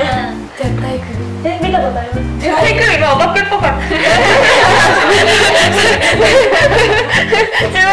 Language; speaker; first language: Japanese; native; Japanese